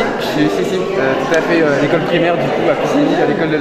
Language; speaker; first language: French; native; French